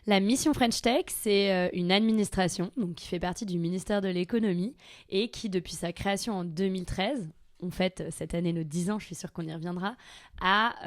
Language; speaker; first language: French; native; French